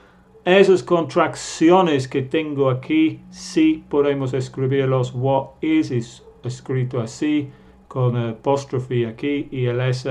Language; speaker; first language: Spanish; non-native, fluent; English